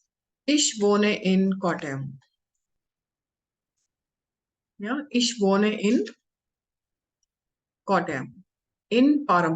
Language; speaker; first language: German; non-native, learner; Hindi